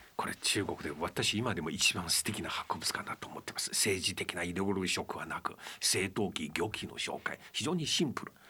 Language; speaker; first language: Japanese; non-native, fluent; Chinese